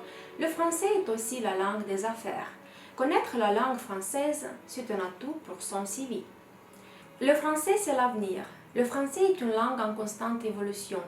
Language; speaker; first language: French; non-native, fluent; Romanian